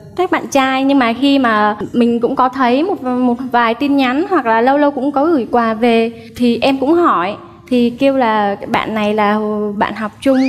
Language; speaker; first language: Vietnamese; native; Vietnamese